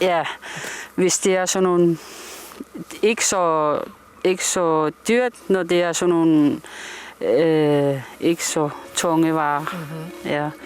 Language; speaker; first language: Danish; non-native, local second language; Kalaallisut